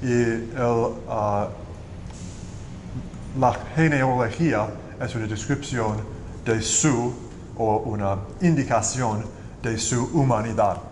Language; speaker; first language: Spanish; non-native, learner; English